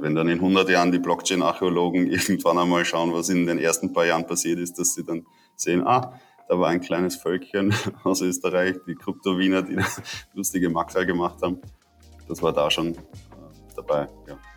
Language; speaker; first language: German; native; German